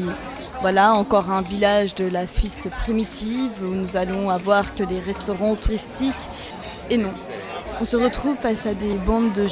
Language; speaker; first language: French; native; French